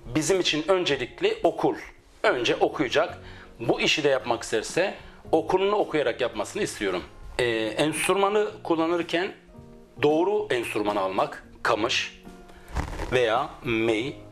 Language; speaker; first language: Turkish; native; Turkish